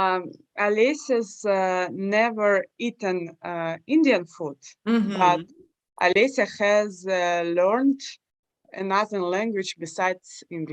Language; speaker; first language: English; non-native, learner; Russian